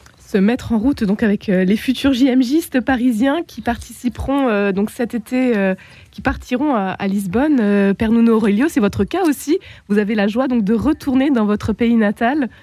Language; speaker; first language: French; native; French